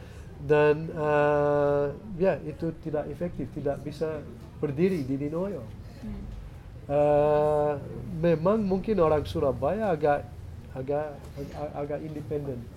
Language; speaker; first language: Indonesian; non-native, fluent; English